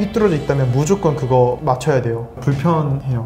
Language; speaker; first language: Korean; native; Korean